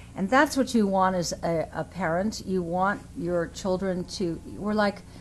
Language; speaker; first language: English; native; English